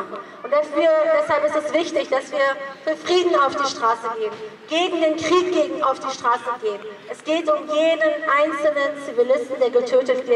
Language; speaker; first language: German; early bilingual, other home language; Persian